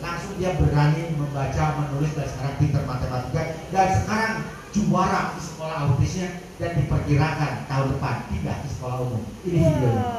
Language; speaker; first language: Indonesian; native; Indonesian